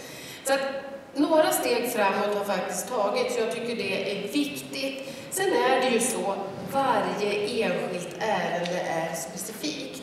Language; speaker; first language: Swedish; native; Swedish